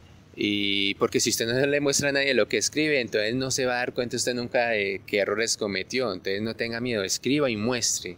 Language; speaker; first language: Spanish; native; Spanish